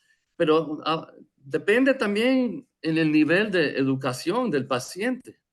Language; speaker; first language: Spanish; non-native, fluent; English